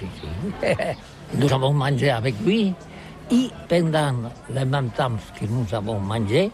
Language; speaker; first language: French; non-native, learner; Catalan